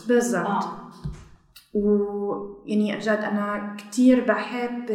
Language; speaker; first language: Arabic; non-native, learner; German